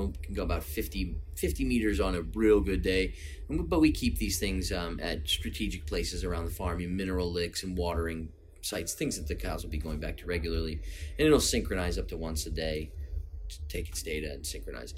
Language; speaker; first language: English; native; English